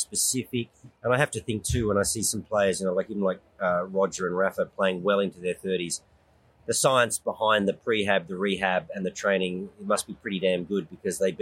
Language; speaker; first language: English; native; English